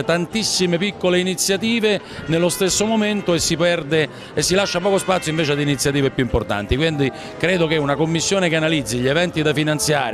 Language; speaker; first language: Italian; native; Italian